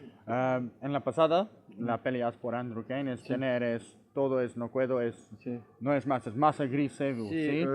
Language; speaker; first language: Spanish; non-native, learner; English